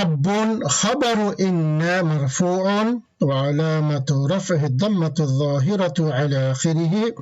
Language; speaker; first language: Arabic; non-native, fluent; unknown